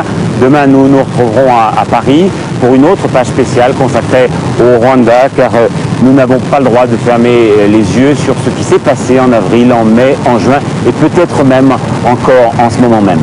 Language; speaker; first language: French; native; French